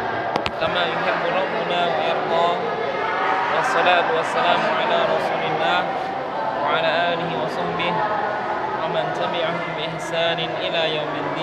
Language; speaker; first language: Arabic; non-native, fluent; Indonesian